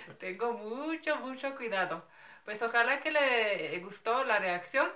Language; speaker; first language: Spanish; non-native, fluent; Slovenian